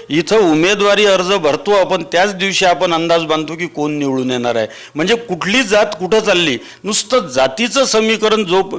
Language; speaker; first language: Marathi; native; Marathi